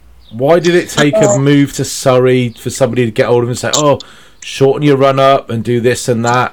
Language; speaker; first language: English; native; English